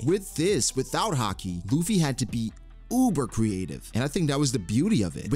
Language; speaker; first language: English; native; English